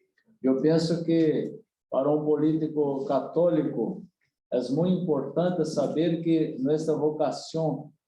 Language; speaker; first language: Spanish; non-native, learner; Portuguese